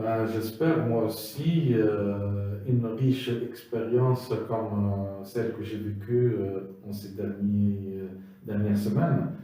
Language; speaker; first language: French; non-native, local second language; Arabic